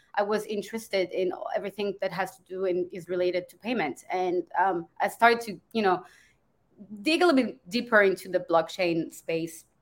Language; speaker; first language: English; non-native, fluent; French